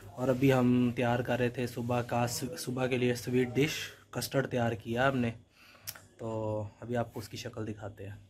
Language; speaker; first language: Urdu; non-native, local second language; Punjabi